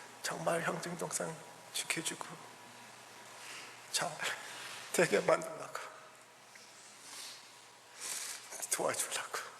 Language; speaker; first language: Korean; early bilingual, heritage; Korean